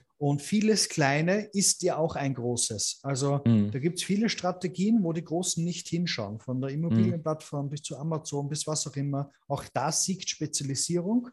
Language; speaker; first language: German; native; German